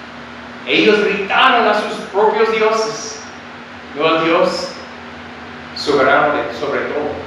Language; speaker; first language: Spanish; non-native, fluent; English